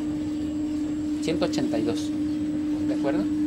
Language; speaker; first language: Spanish; native; Spanish